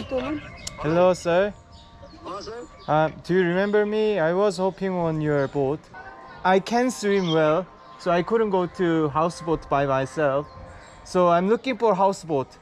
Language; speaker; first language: English; non-native, learner; Korean